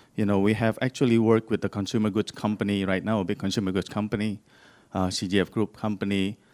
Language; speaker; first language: English; non-native, fluent; Indonesian